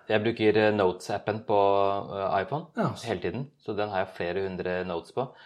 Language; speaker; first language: Norwegian; early bilingual, other home language; Urdu